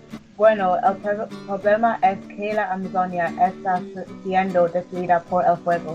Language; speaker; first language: Spanish; non-native, learner; English